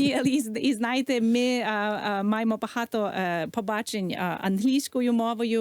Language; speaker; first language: Ukrainian; early bilingual, heritage; Ukrainian